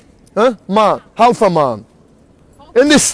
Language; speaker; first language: Dutch; non-native, fluent; Azerbaijani